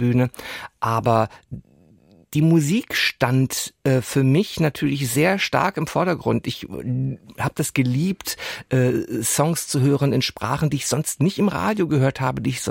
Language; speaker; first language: German; non-native, local second language; French